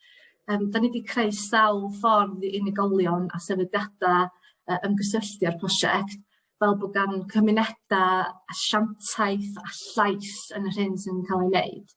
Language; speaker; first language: Welsh; native; Welsh